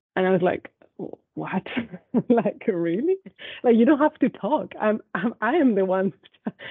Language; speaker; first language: English; non-native, fluent; Spanish